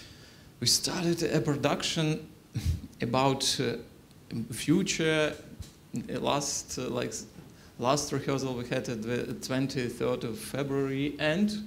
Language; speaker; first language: English; non-native, learner; Ukrainian